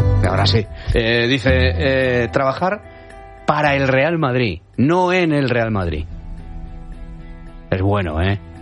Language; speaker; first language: Spanish; native; Spanish